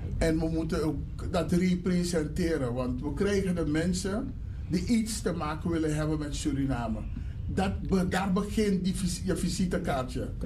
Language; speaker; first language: Dutch; native; Dutch